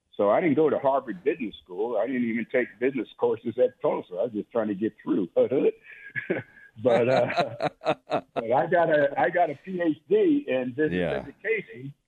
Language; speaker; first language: English; native; English